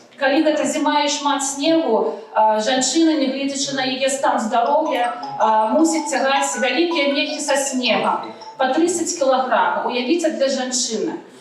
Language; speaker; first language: Belarusian; non-native, local second language; Russian